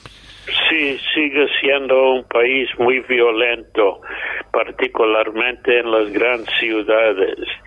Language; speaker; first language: Spanish; non-native, fluent; English